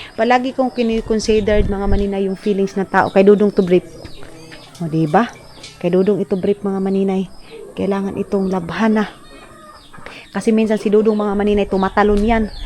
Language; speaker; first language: Filipino; non-native, local second language; Cebuano